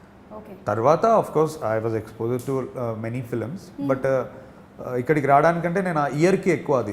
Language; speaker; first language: Telugu; native; Telugu